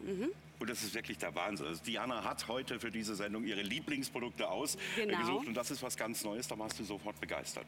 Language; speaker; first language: German; native; German